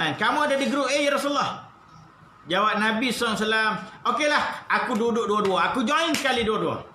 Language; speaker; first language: Malay; native; Malay